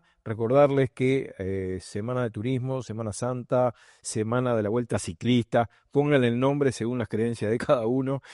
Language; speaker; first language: Spanish; native; Spanish